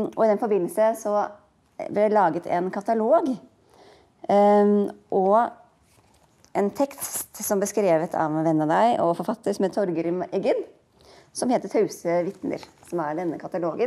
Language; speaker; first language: Norwegian; native; Norwegian